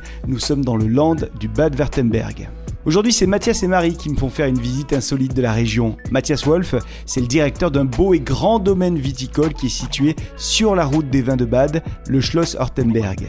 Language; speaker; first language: French; native; French